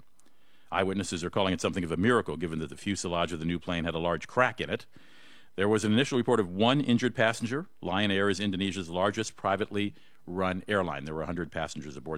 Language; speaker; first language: English; native; English